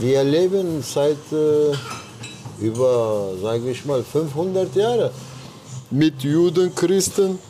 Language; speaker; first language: German; non-native, learner; Turkish